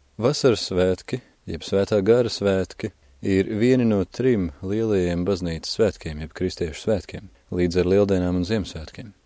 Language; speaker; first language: Latvian; native; Latvian